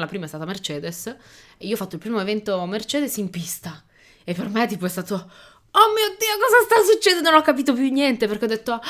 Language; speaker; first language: Italian; early bilingual, other home language; Albanian